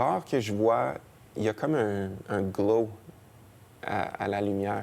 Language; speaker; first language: French; native; French